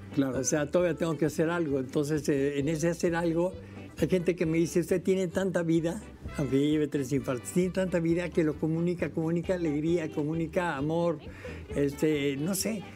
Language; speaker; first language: Spanish; native; Spanish